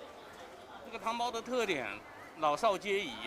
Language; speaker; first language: Chinese; native; Chinese